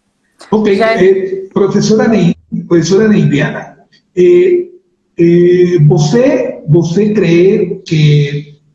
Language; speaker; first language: Portuguese; non-native, learner; Spanish